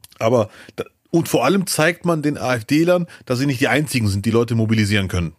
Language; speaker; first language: German; early bilingual, other home language; Arabic